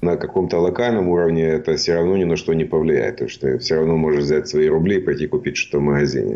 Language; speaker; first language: Russian; native; Russian